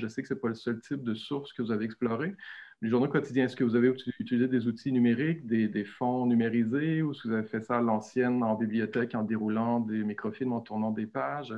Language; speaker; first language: French; native; French